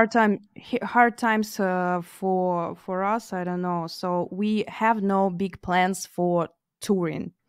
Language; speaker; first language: English; non-native, fluent; Russian